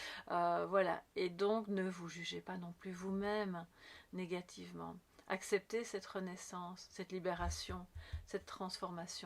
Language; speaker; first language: French; native; French